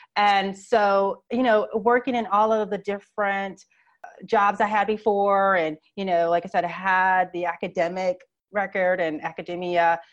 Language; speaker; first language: English; native; English